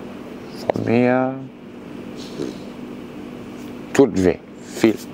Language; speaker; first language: German; non-native, learner; Romanian